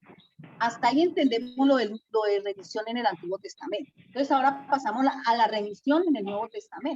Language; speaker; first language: Spanish; native; Spanish